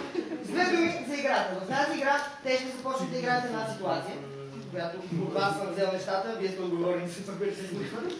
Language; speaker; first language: Bulgarian; native; Bulgarian